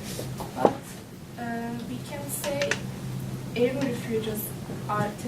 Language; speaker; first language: English; non-native, learner; Turkish